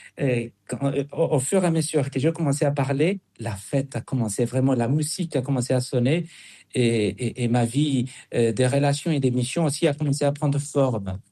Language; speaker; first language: French; non-native, fluent; Spanish